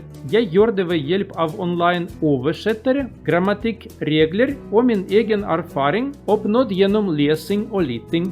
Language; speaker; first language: Norwegian; non-native, learner; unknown